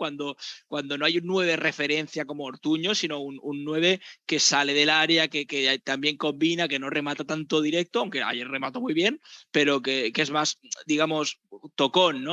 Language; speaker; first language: Spanish; native; Spanish